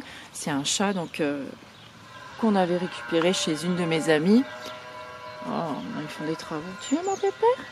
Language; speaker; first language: French; native; French